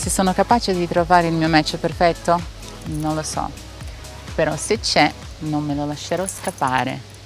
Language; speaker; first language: Italian; non-native, fluent; Portuguese